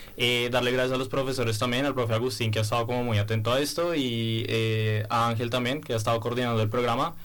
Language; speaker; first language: Spanish; native; Spanish